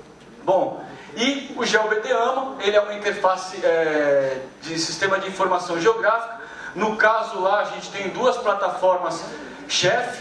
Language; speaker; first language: Portuguese; native; Portuguese